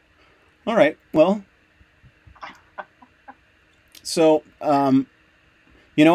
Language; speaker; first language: English; native; English